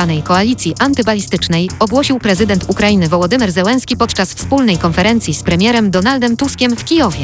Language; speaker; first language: Polish; native; Polish